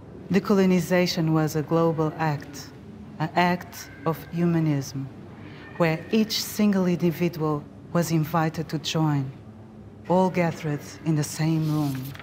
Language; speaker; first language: English; non-native, fluent; Portuguese